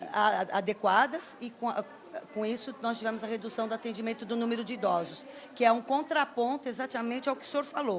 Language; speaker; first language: Portuguese; native; Portuguese